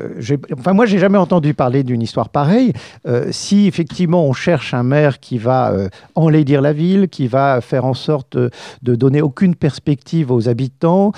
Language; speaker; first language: French; native; French